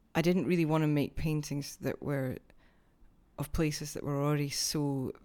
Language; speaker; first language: English; native; English